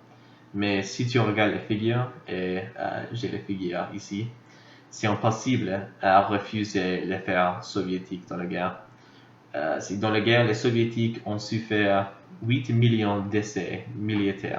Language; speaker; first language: French; non-native, fluent; English